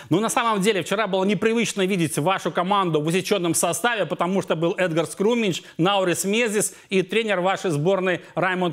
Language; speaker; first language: Russian; native; Russian